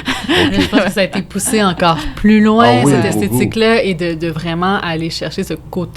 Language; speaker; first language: French; native; French